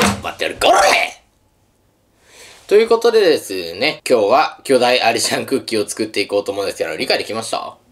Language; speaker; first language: Japanese; native; Japanese